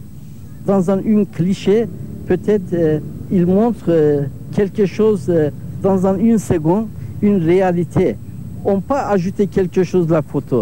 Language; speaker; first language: French; non-native, learner; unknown